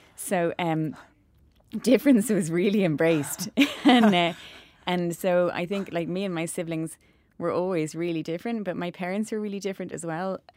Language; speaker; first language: English; native; English